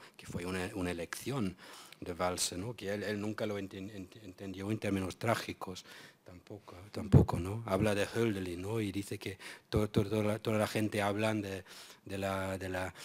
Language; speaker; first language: Spanish; non-native, fluent; English